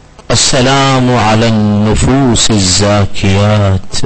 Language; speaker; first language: Arabic; native; Arabic